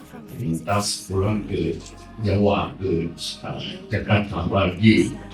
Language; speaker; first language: Indonesian; non-native, learner; Thai